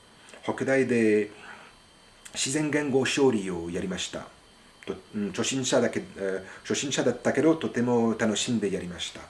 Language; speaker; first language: Japanese; non-native, fluent; French